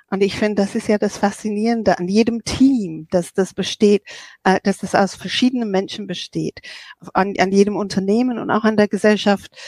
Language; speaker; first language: German; non-native, fluent; English